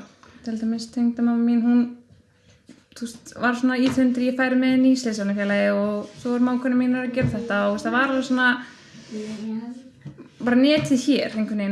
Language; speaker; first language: Icelandic; native; Icelandic